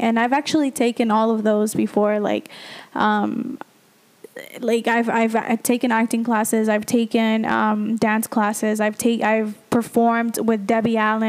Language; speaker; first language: English; early bilingual, other home language; Spanish